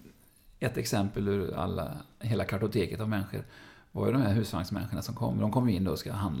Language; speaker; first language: Swedish; native; Swedish